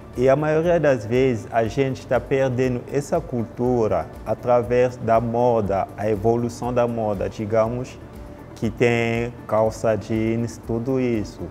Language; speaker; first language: Portuguese; non-native, fluent; Lingala